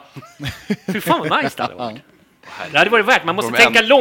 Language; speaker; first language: Swedish; native; Swedish